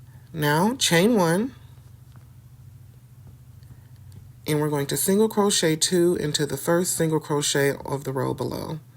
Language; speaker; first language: English; native; English